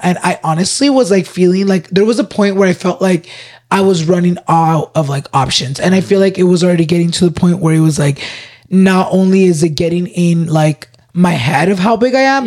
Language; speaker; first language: English; early bilingual, other home language; Spanish